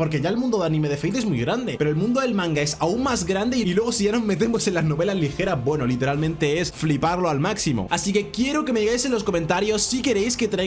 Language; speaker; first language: Spanish; native; Spanish